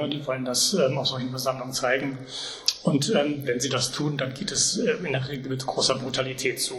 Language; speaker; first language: German; native; German